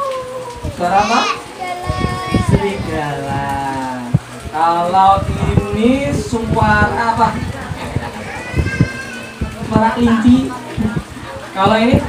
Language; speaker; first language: Indonesian; native; Indonesian